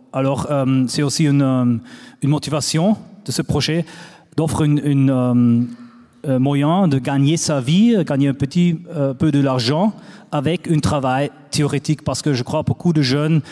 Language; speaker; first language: French; non-native, fluent; German